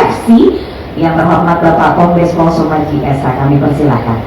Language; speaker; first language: Indonesian; native; Indonesian